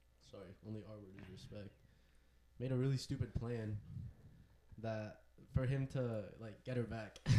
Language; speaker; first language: English; early bilingual, other home language; Spanish